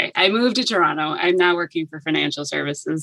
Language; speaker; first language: English; native; English